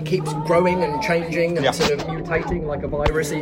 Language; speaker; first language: English; native; English